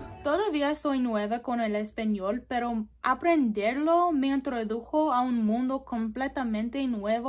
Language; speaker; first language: Spanish; non-native, learner; English